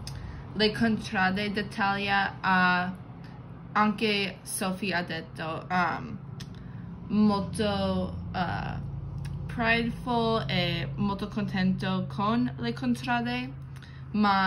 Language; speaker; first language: Italian; non-native, learner; English